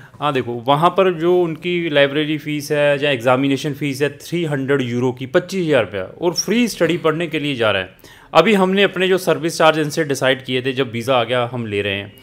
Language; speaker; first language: Hindi; native; Hindi